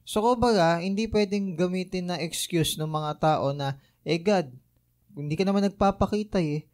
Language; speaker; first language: Filipino; native; Filipino